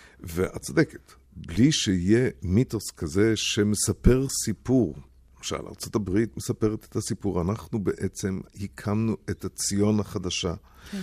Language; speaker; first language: Hebrew; non-native, fluent; German